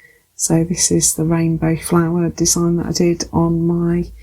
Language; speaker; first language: English; native; English